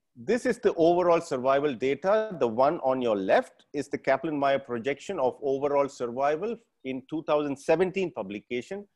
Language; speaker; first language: English; non-native, local second language; Tamil